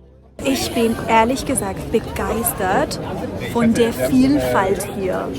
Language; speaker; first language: German; non-native, fluent; Persian